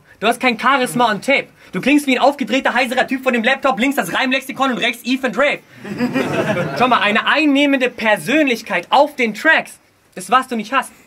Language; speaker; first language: German; early bilingual, other home language; Russian